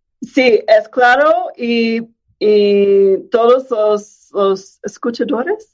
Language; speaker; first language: Spanish; non-native, fluent; English